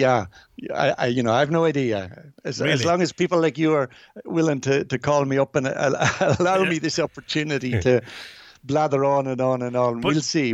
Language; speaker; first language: English; native; English